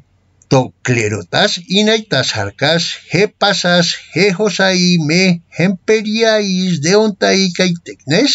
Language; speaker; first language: Greek; non-native, fluent; Spanish